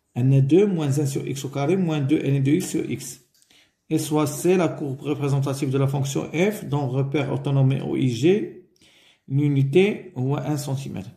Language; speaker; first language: French; non-native, local second language; Arabic